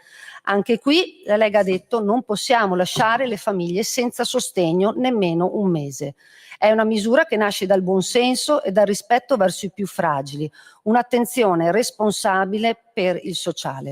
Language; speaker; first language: Italian; native; Italian